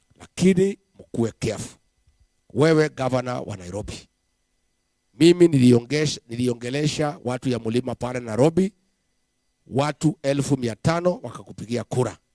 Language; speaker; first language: Swahili; non-native, local second language; Kikuyu